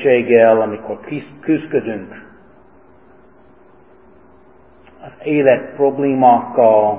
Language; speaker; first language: Hungarian; non-native, fluent; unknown